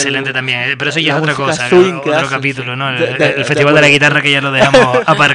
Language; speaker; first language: Spanish; native; Spanish